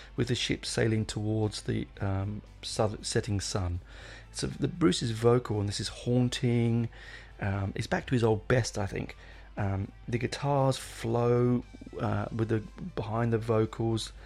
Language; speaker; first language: English; native; English